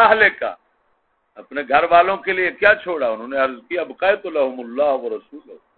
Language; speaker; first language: Urdu; native; Urdu